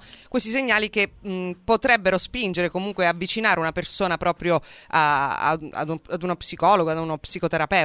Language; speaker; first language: Italian; native; Italian